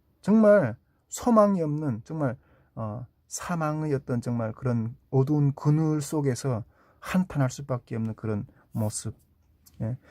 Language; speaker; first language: Korean; native; Korean